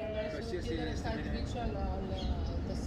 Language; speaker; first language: Italian; native; Italian